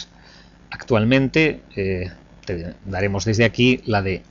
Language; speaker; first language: Spanish; native; Spanish